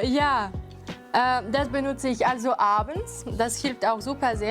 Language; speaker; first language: German; non-native, fluent; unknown